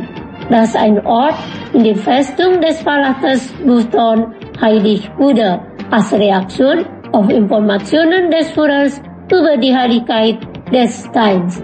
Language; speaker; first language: German; non-native, fluent; Indonesian